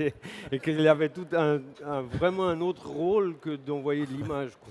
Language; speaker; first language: French; native; French